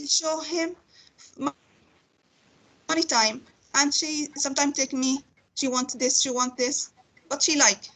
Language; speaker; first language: English; non-native, learner; Arabic